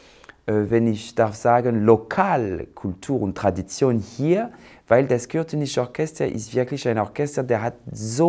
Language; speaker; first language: German; non-native, fluent; French